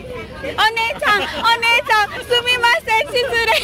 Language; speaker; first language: Japanese; non-native, learner; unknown